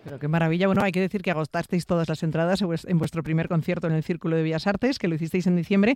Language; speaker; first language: Spanish; native; Spanish